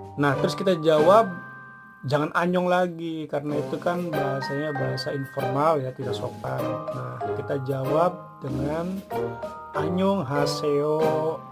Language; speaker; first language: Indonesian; native; Indonesian